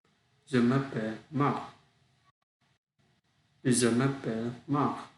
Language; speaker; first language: French; non-native, learner; Vietnamese